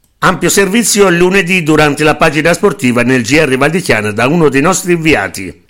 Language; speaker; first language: Italian; native; Italian